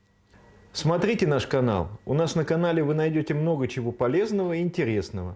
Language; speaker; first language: Russian; native; Russian